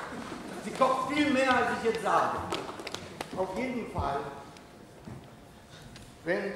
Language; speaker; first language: German; non-native, fluent; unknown